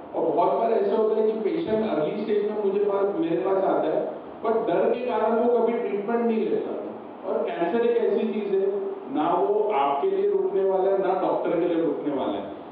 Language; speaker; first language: Hindi; non-native, local second language; Marathi